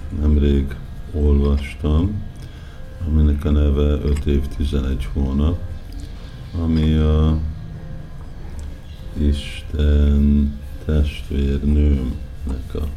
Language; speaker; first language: Hungarian; early bilingual, heritage; Hungarian